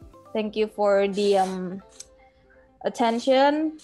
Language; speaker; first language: English; non-native, fluent; Indonesian